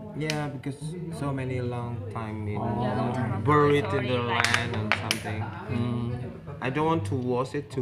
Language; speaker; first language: English; non-native, learner; Indonesian